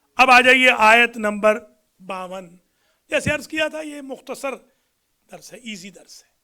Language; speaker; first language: Urdu; native; Urdu